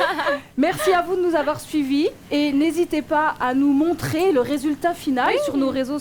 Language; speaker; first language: French; native; French